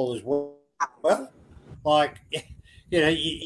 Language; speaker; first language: English; native; English